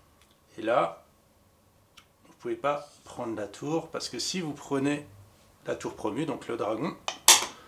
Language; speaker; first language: French; native; French